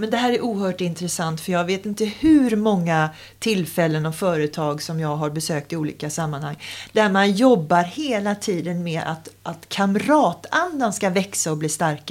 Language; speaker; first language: Swedish; native; Swedish